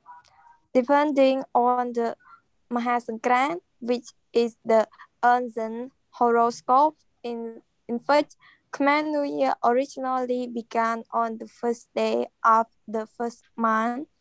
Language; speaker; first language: English; non-native, learner; Khmer